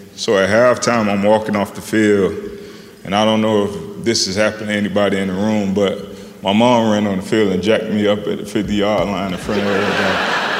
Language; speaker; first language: English; native; English